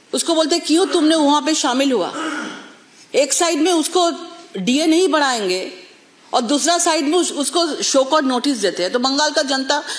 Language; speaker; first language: Hindi; native; Hindi